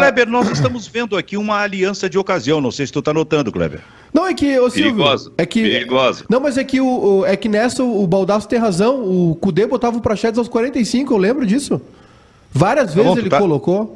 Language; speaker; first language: Portuguese; native; Portuguese